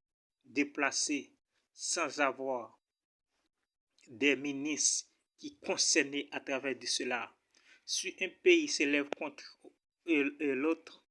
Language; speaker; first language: French; non-native, local second language; Haitian Creole